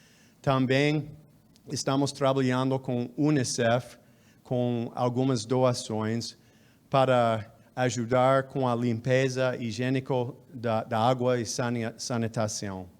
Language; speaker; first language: Portuguese; non-native, fluent; English